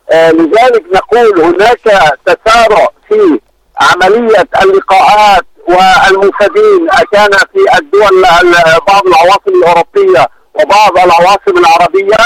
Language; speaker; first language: Arabic; native; Arabic